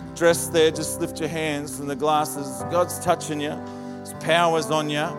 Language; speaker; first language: English; native; English